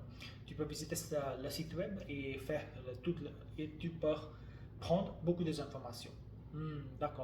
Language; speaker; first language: French; non-native, learner; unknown